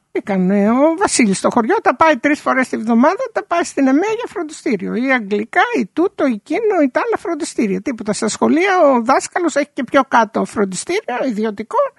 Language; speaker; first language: Greek; early bilingual, heritage; Greek